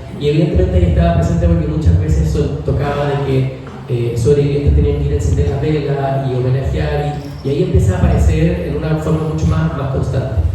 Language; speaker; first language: Spanish; native; Spanish